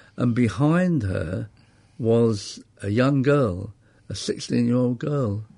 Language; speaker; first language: English; native; English